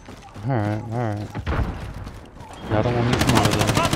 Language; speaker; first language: English; native; English